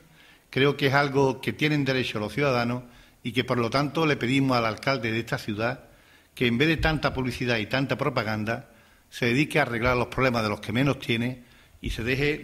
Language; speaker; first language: Spanish; native; Spanish